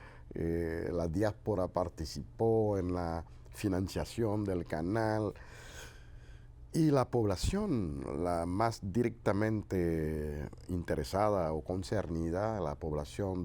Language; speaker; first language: Spanish; non-native, fluent; Haitian Creole